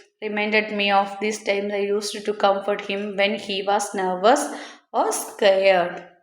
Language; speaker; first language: English; non-native, local second language; Malayalam